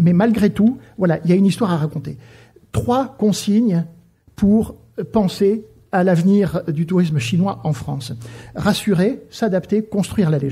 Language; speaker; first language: French; native; French